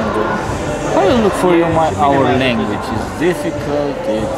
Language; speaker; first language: English; non-native, learner; Romanian